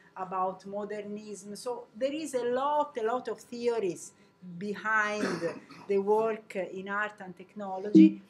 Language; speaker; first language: English; non-native, fluent; Italian